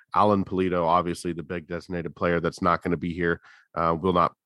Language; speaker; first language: English; native; English